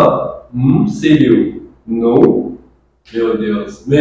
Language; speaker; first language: Portuguese; non-native, fluent; Chinese